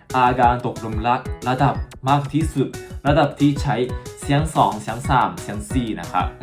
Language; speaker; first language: Thai; non-native, fluent; Japanese